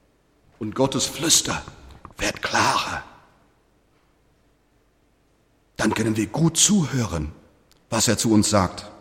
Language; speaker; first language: German; non-native, learner; English